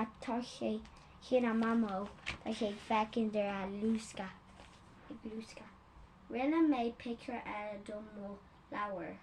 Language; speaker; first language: Irish; non-native, learner; English